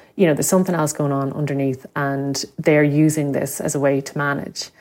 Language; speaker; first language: English; native; English